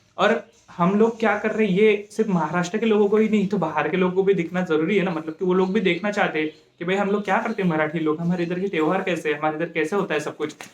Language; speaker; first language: Hindi; non-native, local second language; Marathi